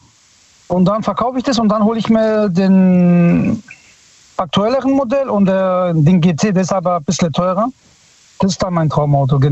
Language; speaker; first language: German; early bilingual, other home language; Italian